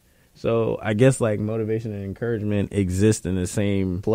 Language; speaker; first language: English; native; English